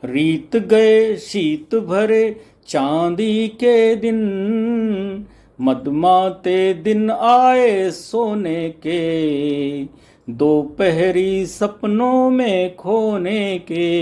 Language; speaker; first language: Hindi; native; Hindi